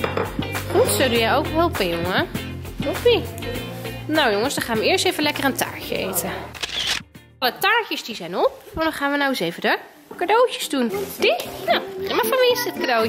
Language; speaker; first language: Dutch; native; Dutch